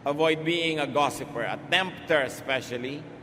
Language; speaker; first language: English; non-native, local second language; Filipino